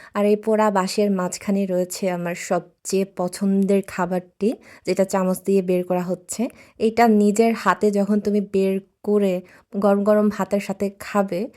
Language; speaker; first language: Bangla; non-native, local second language; Chakma